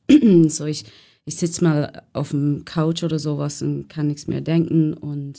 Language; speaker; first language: German; non-native, learner; English